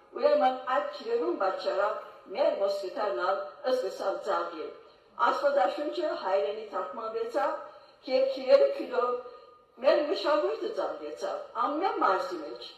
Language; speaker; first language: Armenian; native; Armenian